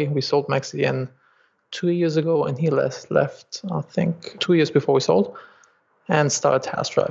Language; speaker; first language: English; non-native, fluent; German